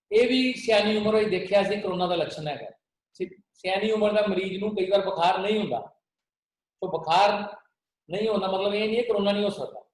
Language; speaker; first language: Hindi; non-native, local second language; Punjabi